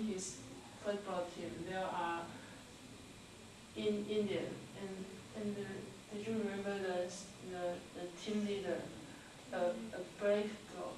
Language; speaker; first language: English; non-native, learner; Chinese